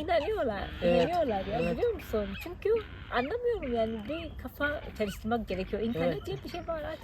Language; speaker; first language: Turkish; non-native, fluent; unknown